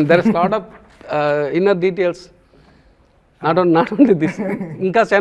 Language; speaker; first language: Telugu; non-native, learner; Tamil